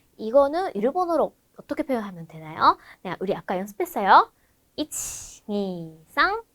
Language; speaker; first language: Korean; non-native, fluent; Japanese